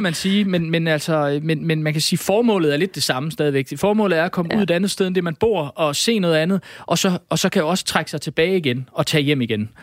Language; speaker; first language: Danish; native; Danish